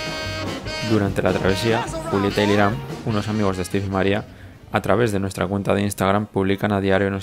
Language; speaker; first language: Spanish; native; Spanish